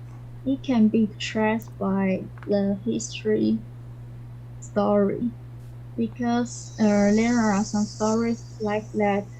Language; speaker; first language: English; non-native, learner; Chinese